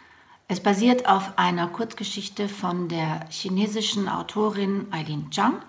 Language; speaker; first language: German; native; German